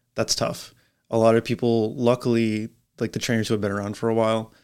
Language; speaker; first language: English; native; English